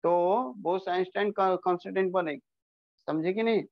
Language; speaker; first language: Hindi; non-native, local second language; Bangla